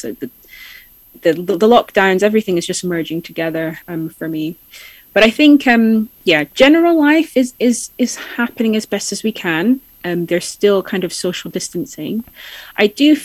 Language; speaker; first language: English; native; English